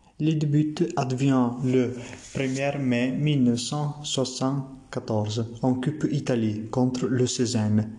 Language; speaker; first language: French; non-native, learner; Italian